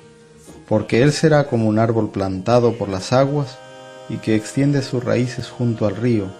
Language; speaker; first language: Spanish; native; Spanish